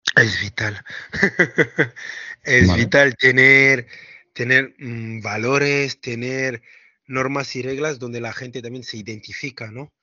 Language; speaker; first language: Spanish; non-native, fluent; French